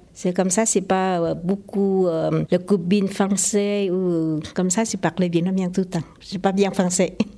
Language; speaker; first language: French; non-native, learner; Vietnamese